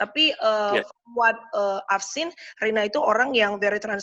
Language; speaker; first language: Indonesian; native; Indonesian